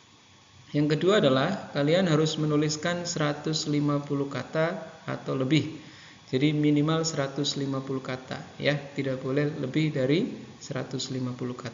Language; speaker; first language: Indonesian; native; Indonesian